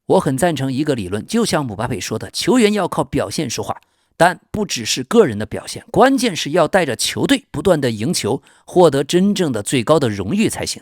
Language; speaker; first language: Chinese; native; Chinese